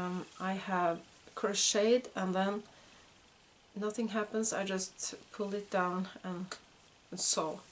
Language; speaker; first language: English; non-native, fluent; Norwegian